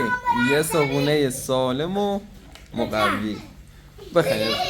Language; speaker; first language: Persian; native; Persian